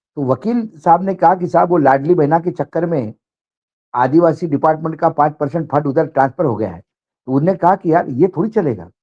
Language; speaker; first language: Hindi; non-native, local second language; Marathi